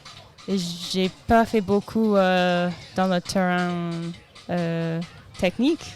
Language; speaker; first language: French; non-native, learner; English